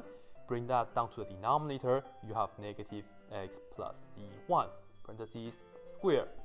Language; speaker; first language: English; non-native, fluent; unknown